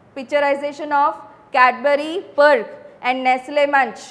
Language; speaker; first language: English; non-native, local second language; Gujarati